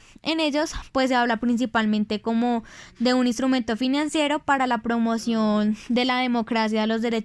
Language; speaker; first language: Spanish; native; Spanish